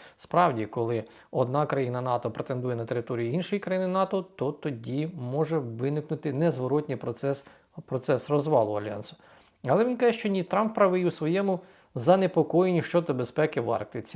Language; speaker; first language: Ukrainian; native; Ukrainian